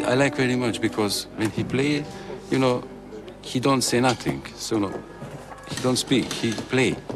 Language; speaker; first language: English; non-native, learner; Hungarian